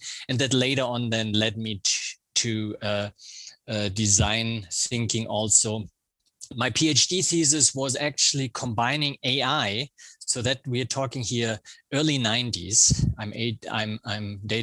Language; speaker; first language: English; non-native, fluent; German